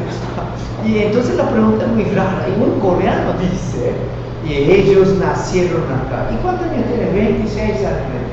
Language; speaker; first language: Spanish; non-native, fluent; Korean